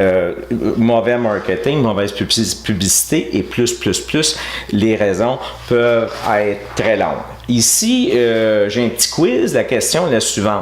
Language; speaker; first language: French; native; French